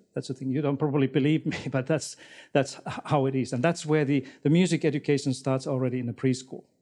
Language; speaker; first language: English; non-native, fluent; Finnish